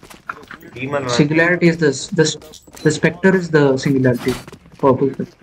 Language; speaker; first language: English; non-native, local second language; Kannada